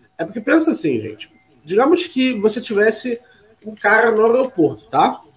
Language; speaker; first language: Portuguese; native; Portuguese